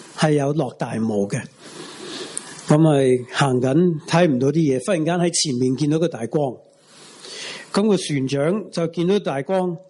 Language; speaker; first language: Cantonese; non-native, fluent; English